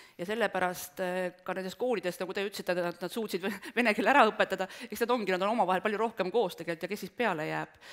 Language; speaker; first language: Estonian; non-native, local second language; Russian